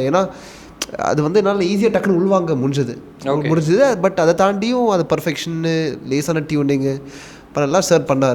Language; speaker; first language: Tamil; native; Tamil